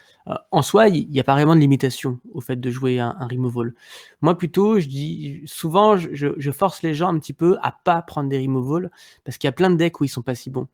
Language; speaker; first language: French; native; French